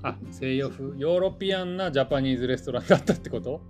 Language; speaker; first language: Japanese; native; Japanese